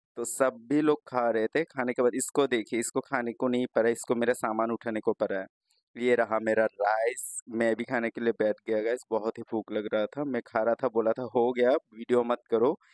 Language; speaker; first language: Hindi; non-native, local second language; Bangla